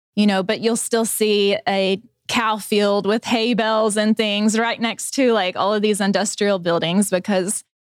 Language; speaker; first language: English; native; English